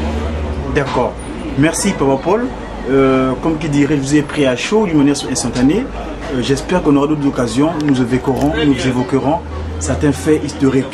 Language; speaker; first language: French; non-native, local second language; Kongo